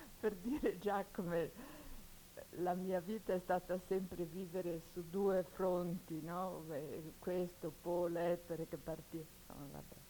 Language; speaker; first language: Italian; native; Italian